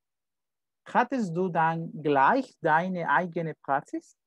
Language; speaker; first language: German; non-native, fluent; Spanish